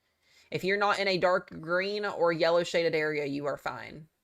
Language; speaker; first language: English; native; English